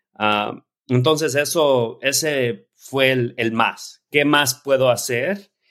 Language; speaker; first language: Spanish; early bilingual, heritage; Spanish